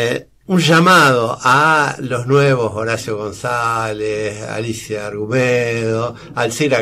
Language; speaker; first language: Spanish; native; Spanish